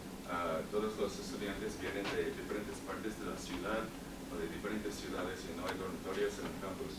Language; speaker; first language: Spanish; non-native, learner; English